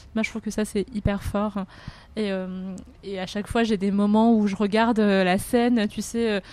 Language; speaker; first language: French; native; French